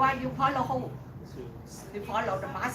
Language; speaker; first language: English; non-native, learner; Vietnamese